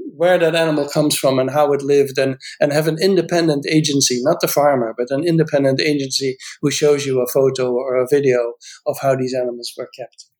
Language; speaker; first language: English; non-native, fluent; Dutch